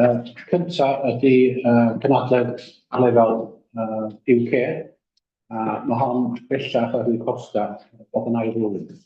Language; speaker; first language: Welsh; native; Welsh